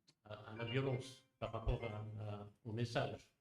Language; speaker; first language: French; non-native, local second language; Arabic